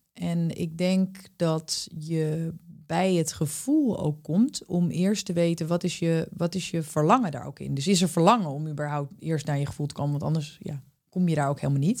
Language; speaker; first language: Dutch; native; Dutch